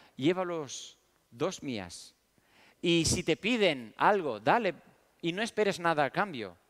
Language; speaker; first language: Spanish; early bilingual, other home language; Romanian